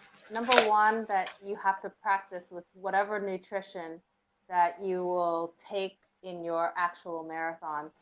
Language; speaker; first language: English; early bilingual, other home language; Thai